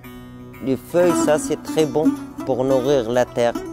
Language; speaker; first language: French; non-native, learner; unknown